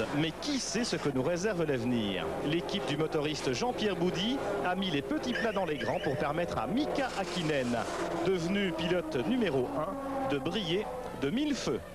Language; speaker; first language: French; native; French